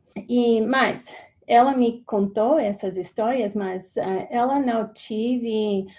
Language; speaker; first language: Portuguese; non-native, learner; English